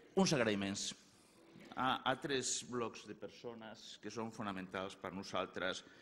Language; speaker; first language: Catalan; native; Catalan